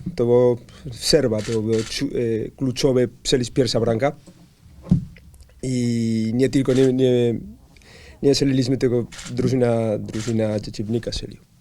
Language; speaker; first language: Polish; non-native, learner; Spanish